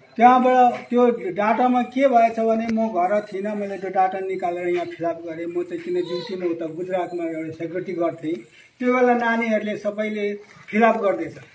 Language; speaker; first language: Nepali; native; Nepali